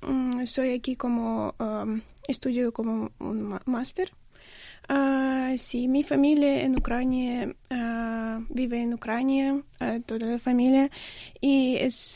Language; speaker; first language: Spanish; non-native, learner; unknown